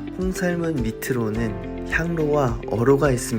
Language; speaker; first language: Korean; native; Korean